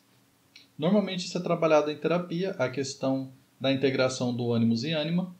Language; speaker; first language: Portuguese; native; Portuguese